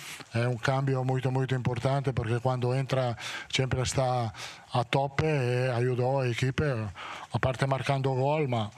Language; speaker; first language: Portuguese; non-native, learner; Italian